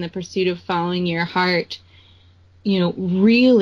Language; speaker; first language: English; native; English